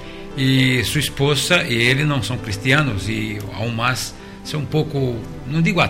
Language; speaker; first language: Spanish; non-native, fluent; Portuguese